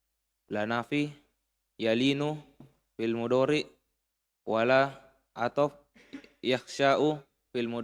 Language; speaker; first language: Arabic; non-native, learner; Indonesian